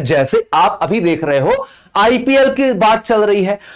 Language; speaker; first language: Hindi; native; Hindi